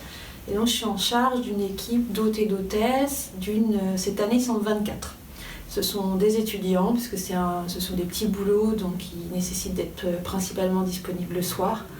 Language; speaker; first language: French; native; French